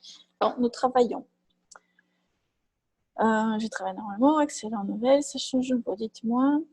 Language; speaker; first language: French; non-native, fluent; Portuguese